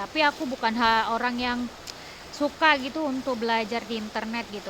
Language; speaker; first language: Indonesian; native; Indonesian